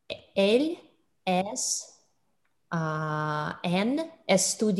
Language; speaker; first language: Spanish; non-native, learner; English